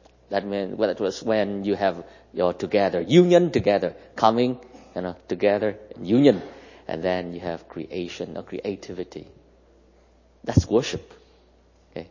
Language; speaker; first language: English; non-native, fluent; Vietnamese